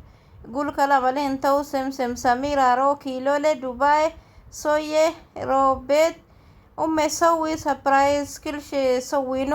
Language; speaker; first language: Arabic; non-native, learner; Oromo